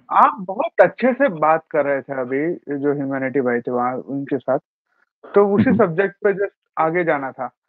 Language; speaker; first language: Hindi; native; Hindi